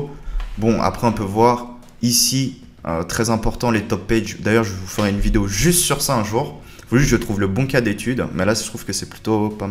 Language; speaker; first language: French; native; French